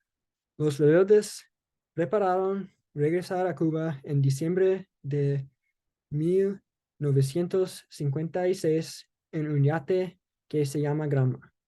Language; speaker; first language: Spanish; non-native, learner; English